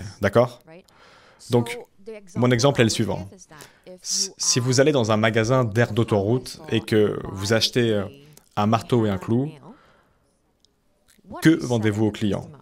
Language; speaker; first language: French; native; French